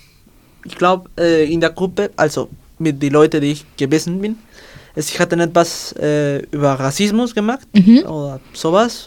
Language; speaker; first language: German; non-native, learner; Spanish